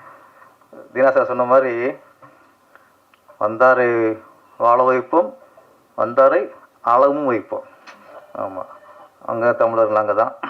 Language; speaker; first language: Tamil; native; Tamil